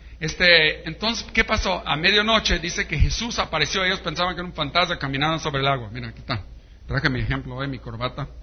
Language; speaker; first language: Spanish; early bilingual, heritage; Spanish